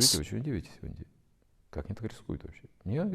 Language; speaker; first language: Russian; native; Russian